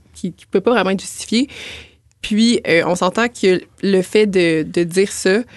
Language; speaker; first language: French; native; French